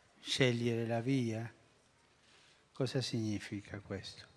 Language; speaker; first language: Italian; non-native, fluent; Spanish